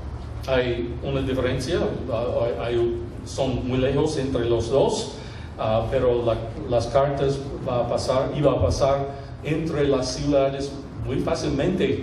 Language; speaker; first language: Spanish; non-native, fluent; English